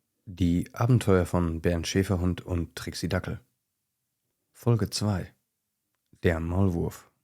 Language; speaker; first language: German; native; German